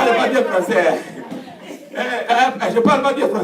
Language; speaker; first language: French; non-native, local second language; Lingala